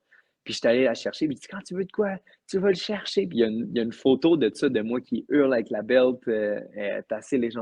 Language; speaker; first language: French; native; French